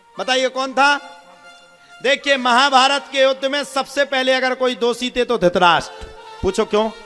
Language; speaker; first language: Hindi; native; Hindi